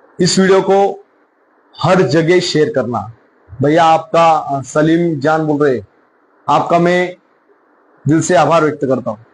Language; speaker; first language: Hindi; non-native, local second language; Marathi